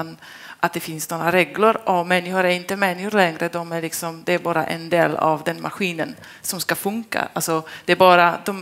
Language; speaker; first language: Swedish; non-native, fluent; Polish